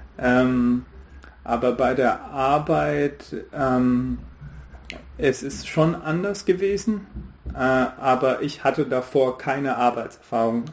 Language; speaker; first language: German; non-native, fluent; Hindi